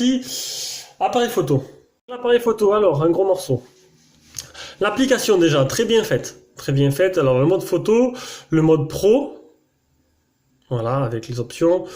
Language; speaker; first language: French; native; French